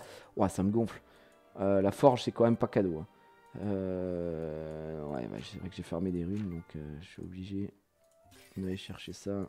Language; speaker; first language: French; native; French